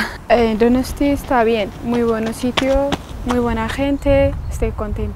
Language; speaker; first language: Spanish; non-native, learner; Tigrinya